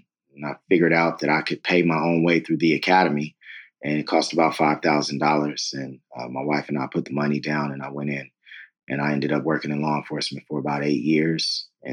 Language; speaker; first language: English; native; English